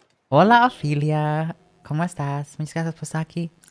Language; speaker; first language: Spanish; non-native, learner; English